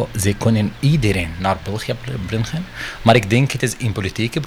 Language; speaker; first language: Dutch; non-native, learner; Arabic